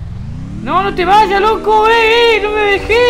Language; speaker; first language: Spanish; native; Spanish